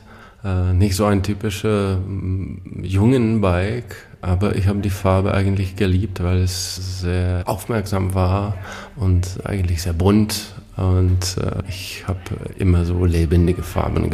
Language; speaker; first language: German; non-native, fluent; Czech